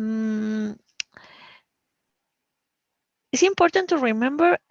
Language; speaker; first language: English; non-native, learner; Spanish